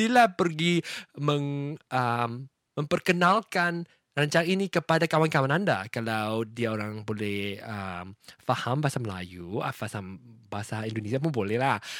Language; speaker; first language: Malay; non-native, local second language; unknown